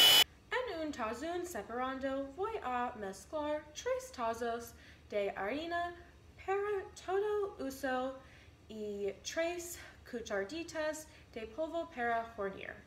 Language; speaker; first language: Spanish; non-native, learner; English